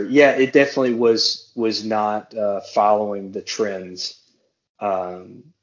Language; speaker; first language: English; native; English